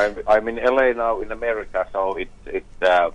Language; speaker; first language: English; non-native, fluent; Finnish